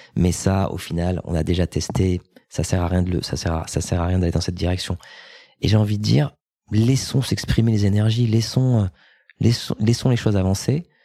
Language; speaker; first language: French; native; French